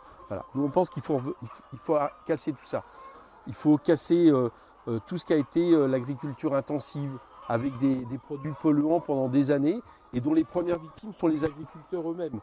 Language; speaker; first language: French; native; French